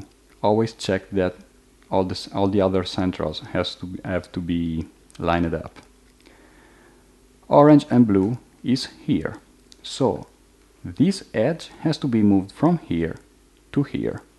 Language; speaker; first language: English; non-native, fluent; Italian